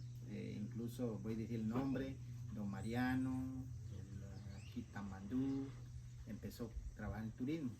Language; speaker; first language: Spanish; non-native, local second language; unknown